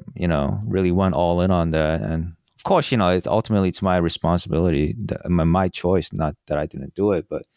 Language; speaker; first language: English; early bilingual, other home language; Korean